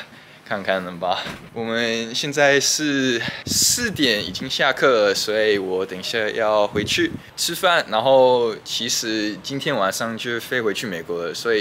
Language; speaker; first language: Chinese; early bilingual, heritage; English